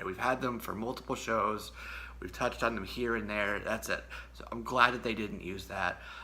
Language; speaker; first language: English; native; English